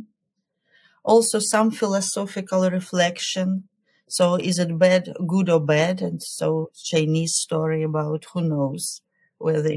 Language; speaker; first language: English; non-native, fluent; Ukrainian